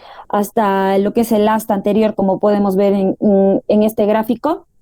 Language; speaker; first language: Spanish; native; Spanish